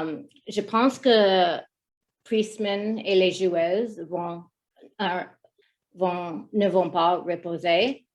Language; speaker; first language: French; non-native, learner; English